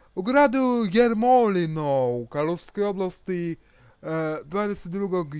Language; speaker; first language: Croatian; non-native, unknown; Russian